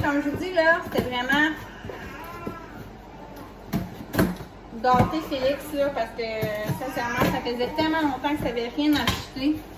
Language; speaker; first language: French; native; French